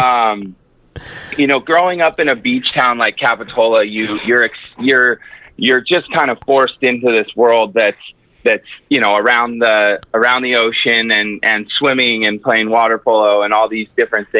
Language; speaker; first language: English; native; English